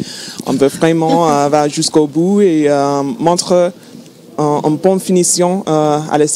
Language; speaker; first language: French; non-native, fluent; English